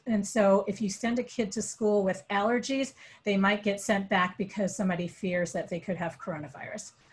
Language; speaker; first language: English; native; English